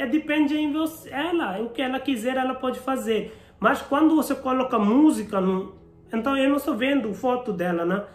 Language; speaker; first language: Portuguese; non-native, learner; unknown